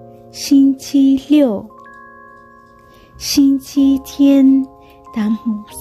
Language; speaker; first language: Chinese; non-native, fluent; Burmese